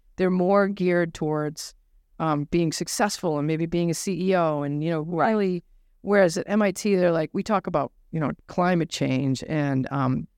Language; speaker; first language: English; native; English